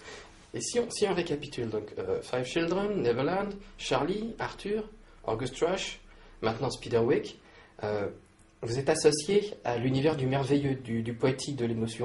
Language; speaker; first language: French; native; French